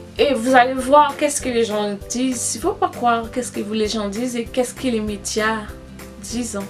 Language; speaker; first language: French; non-native, local second language; Haitian Creole